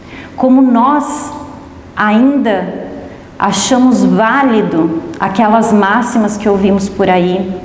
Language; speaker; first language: Portuguese; native; Portuguese